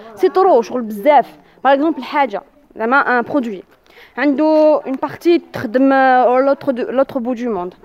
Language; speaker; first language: French; non-native, local second language; Arabic